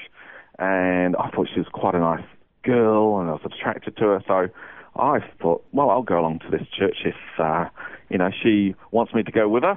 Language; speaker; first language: English; native; English